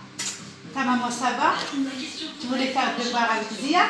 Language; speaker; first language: French; non-native, fluent; Arabic